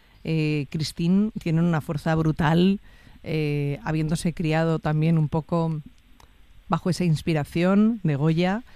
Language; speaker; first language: Spanish; native; Spanish